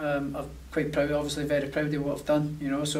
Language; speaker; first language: English; native; English